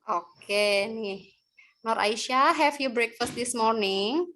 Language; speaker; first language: English; non-native, learner; Indonesian